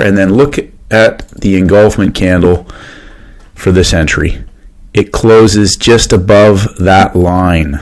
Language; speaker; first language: English; native; English